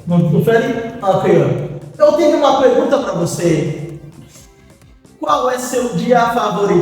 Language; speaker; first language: Portuguese; non-native, fluent; Haitian Creole